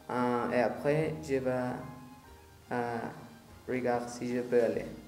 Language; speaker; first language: French; non-native, learner; Spanish